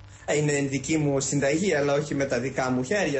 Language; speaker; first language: Greek; early bilingual, heritage; Greek